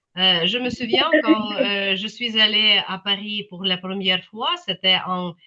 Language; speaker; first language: French; non-native, fluent; Ukrainian